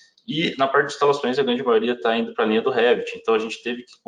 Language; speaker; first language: Portuguese; native; Portuguese